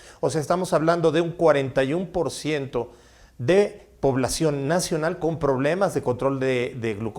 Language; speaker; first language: Spanish; native; Spanish